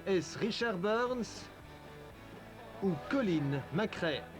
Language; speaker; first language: French; native; French